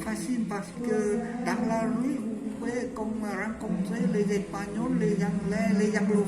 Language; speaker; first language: French; non-native, learner; Vietnamese